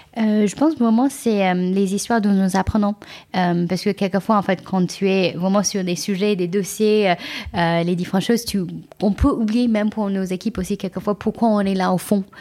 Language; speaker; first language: French; non-native, fluent; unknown